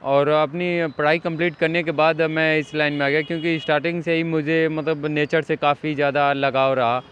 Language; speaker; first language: Hindi; native; Hindi